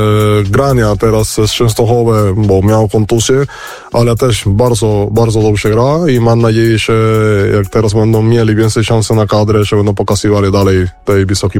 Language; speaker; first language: Polish; non-native, fluent; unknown